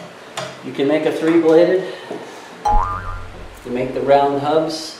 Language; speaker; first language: English; native; English